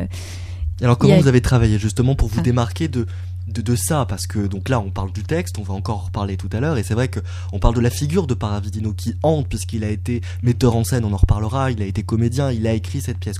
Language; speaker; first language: French; native; French